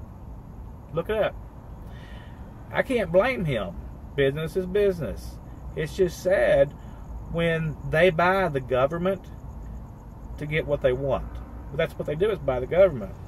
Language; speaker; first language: English; native; English